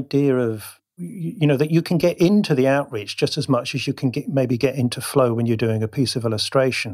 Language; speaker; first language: English; native; English